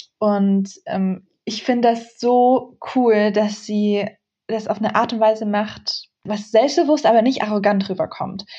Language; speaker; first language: German; early bilingual, other home language; Central Kurdish